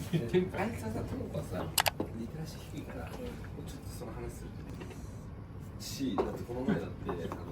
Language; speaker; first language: Japanese; native; Japanese